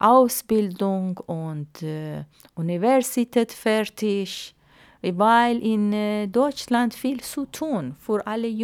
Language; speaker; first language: German; non-native, learner; Arabic